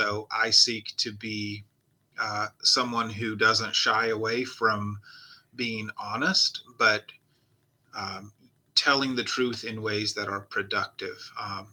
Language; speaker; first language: English; native; English